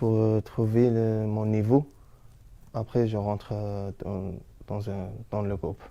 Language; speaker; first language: French; non-native, learner; Arabic